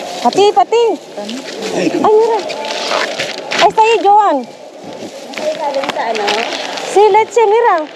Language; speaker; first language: Spanish; non-native, fluent; Filipino